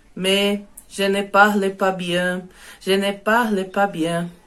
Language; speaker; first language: French; non-native, learner; Portuguese